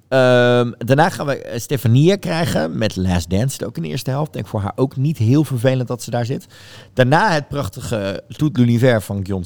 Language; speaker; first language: Dutch; native; Dutch